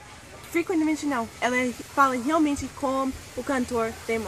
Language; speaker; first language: Portuguese; non-native, learner; English